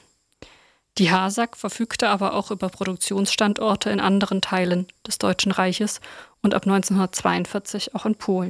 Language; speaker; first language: German; native; German